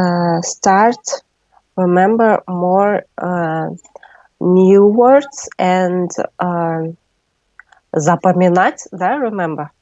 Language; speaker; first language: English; non-native, learner; Russian